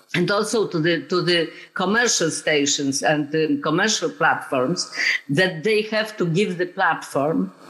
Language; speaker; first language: English; non-native, fluent; Polish